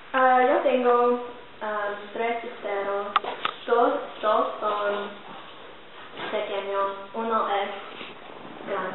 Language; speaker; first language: Spanish; non-native, learner; English